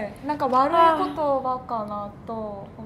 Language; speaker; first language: Japanese; non-native, fluent; Korean